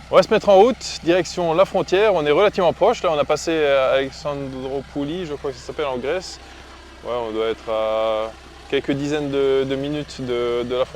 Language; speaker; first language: French; native; French